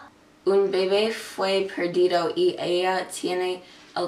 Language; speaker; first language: Spanish; non-native, learner; English